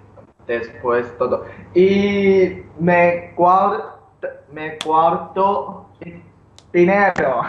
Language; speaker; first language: Spanish; non-native, learner; English